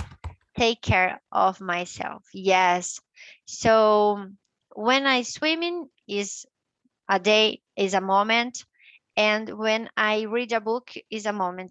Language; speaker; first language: English; non-native, learner; Portuguese